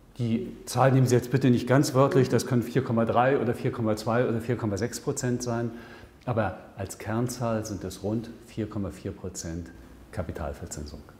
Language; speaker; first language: German; native; German